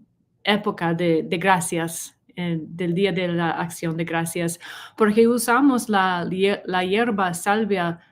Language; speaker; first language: Spanish; non-native, learner; English